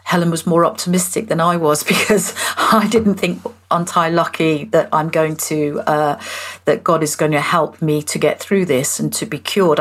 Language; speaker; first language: English; native; English